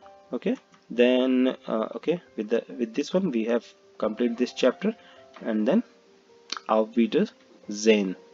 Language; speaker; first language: English; non-native, local second language; Hindi